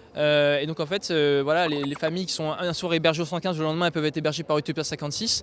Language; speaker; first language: French; native; French